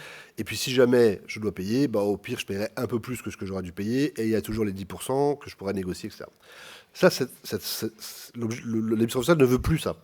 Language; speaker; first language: French; native; French